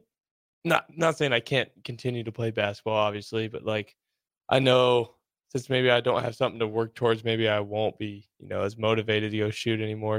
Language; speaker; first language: English; native; English